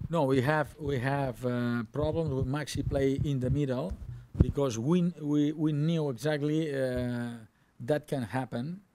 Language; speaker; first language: English; non-native, learner; Catalan